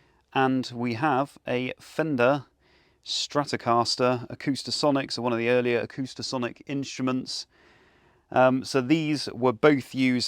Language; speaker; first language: English; native; English